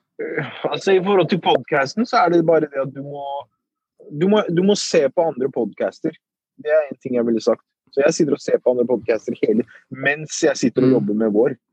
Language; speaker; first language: Norwegian; early bilingual, other home language; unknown